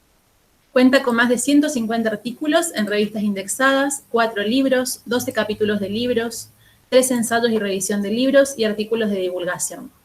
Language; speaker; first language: Spanish; native; Spanish